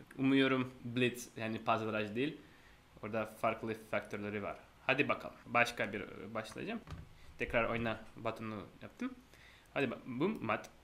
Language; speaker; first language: Turkish; non-native, fluent; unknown